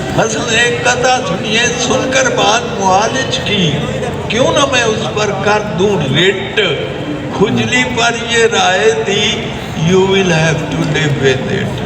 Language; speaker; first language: Urdu; non-native, local second language; Punjabi